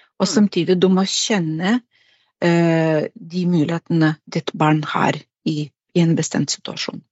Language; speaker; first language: Norwegian; non-native, fluent; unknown